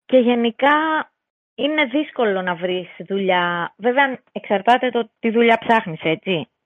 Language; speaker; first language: Greek; native; Greek